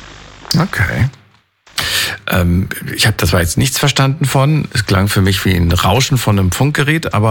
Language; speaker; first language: German; native; German